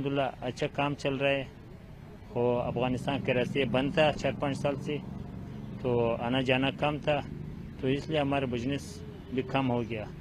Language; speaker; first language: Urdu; non-native, fluent; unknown